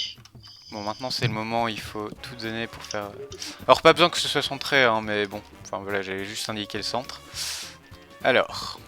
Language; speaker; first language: French; native; French